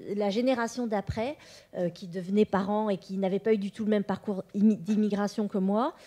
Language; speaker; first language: French; non-native, local second language; Vietnamese